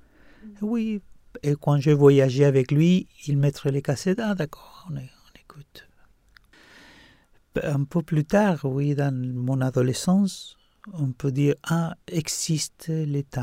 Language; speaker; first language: French; non-native, learner; Spanish